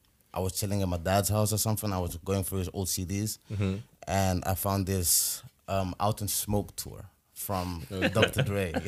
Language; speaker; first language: English; native; English